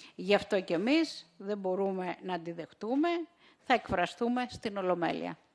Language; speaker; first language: Greek; native; Greek